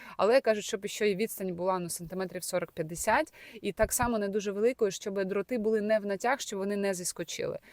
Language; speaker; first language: Ukrainian; native; Ukrainian